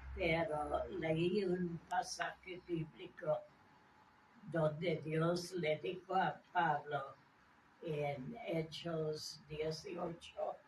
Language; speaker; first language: Spanish; non-native, fluent; English